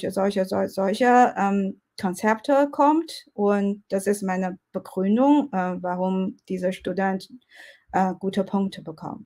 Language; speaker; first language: German; non-native, fluent; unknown